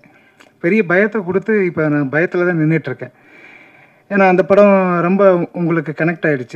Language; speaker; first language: Tamil; native; Tamil